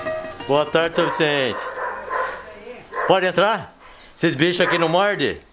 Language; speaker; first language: Portuguese; native; Portuguese